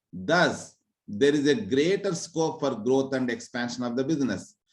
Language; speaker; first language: English; non-native, local second language; Telugu